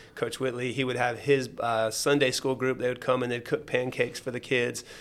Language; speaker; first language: English; native; English